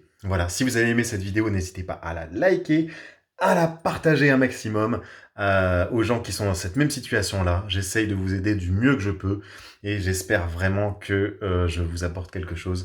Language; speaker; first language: French; native; French